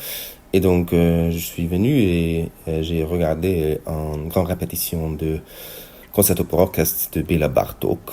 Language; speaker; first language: French; non-native, fluent; Hungarian